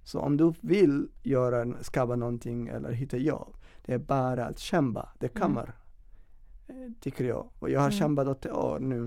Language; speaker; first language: Swedish; non-native, fluent; Somali